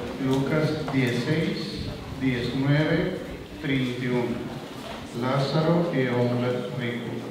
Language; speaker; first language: Spanish; non-native, learner; Papiamento